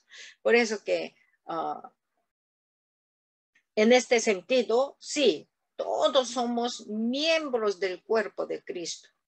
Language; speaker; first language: Spanish; non-native, learner; Korean